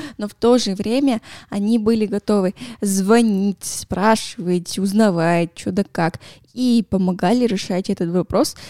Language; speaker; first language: Russian; non-native, fluent; Spanish